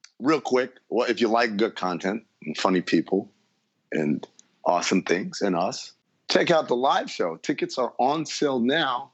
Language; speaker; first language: English; native; English